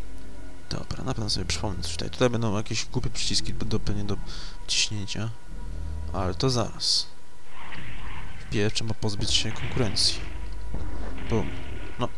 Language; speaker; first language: Polish; native; Polish